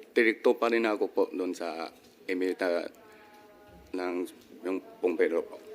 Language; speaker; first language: Filipino; non-native, learner; Chinese